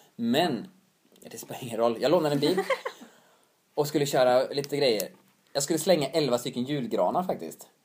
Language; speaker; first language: Swedish; native; Swedish